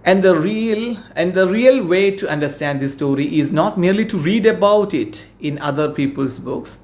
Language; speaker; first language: English; non-native, local second language; Malayalam